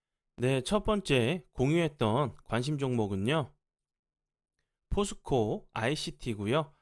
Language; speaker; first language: Korean; native; Korean